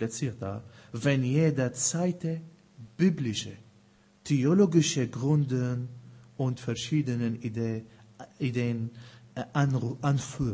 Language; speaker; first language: German; non-native, fluent; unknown